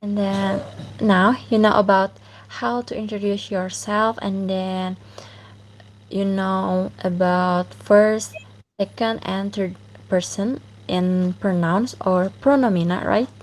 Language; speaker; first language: English; non-native, learner; Indonesian